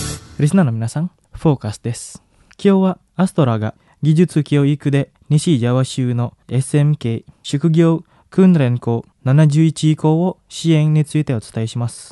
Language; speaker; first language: Japanese; non-native, fluent; Indonesian